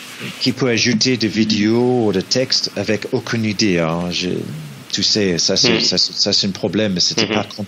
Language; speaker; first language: French; non-native, learner; English